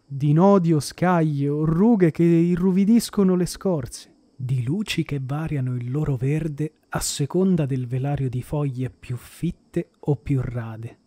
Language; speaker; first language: Italian; native; Italian